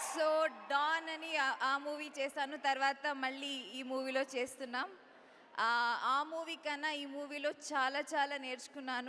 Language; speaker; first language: Telugu; non-native, learner; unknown